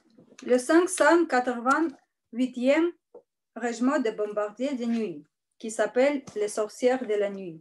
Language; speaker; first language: French; non-native, learner; Russian